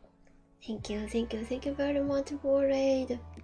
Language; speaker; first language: English; non-native, learner; Japanese